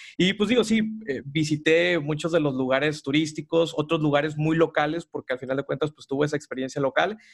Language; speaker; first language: Spanish; native; Spanish